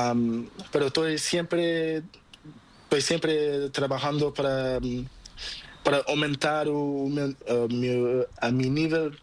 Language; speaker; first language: Spanish; non-native, learner; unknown